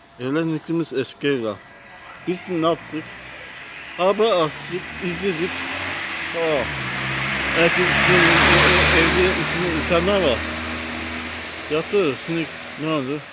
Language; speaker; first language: Turkish; non-native, learner; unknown